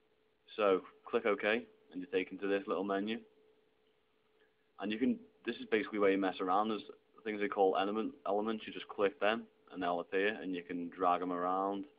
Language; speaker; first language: English; native; English